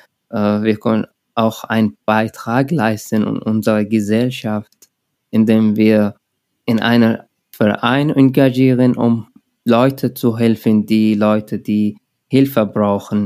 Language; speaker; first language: German; non-native, learner; Arabic